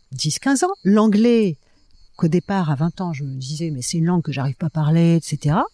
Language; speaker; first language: French; native; French